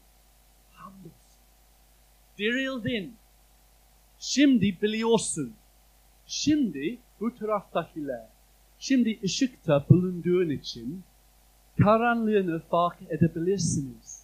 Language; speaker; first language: Turkish; non-native, fluent; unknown